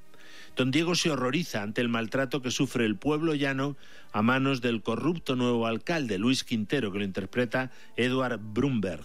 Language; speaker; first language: Spanish; native; Spanish